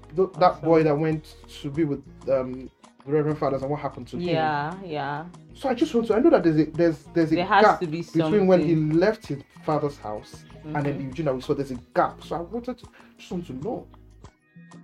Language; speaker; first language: English; non-native, local second language; Yoruba